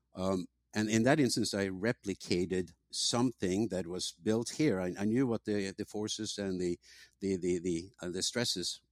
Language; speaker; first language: English; non-native, fluent; Norwegian